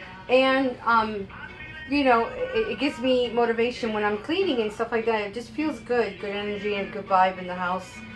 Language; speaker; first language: English; native; English